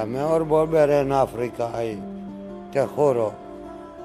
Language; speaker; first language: Spanish; non-native, learner; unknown